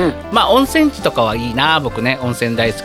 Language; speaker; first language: Japanese; native; Japanese